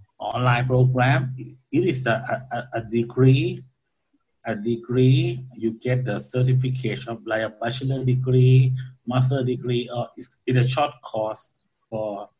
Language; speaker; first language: English; non-native, learner; Thai